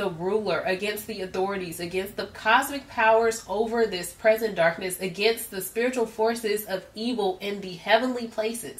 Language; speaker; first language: English; native; English